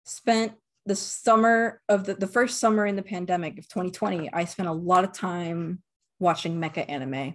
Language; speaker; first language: English; native; English